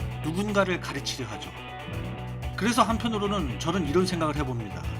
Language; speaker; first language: Korean; native; Korean